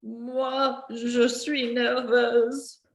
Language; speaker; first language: French; non-native, fluent; English